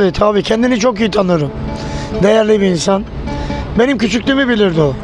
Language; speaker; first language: Turkish; native; Turkish